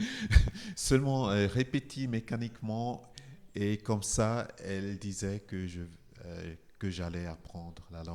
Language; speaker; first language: French; non-native, fluent; Igbo